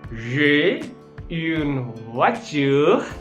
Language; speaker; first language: French; non-native, fluent; Hindi